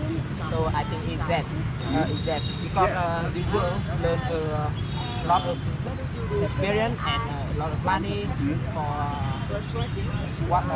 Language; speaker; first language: English; non-native, learner; Vietnamese